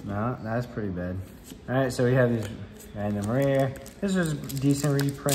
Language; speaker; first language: English; native; English